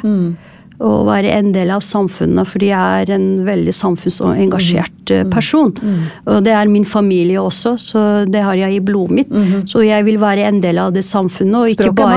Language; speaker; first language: Norwegian; non-native, fluent; Turkish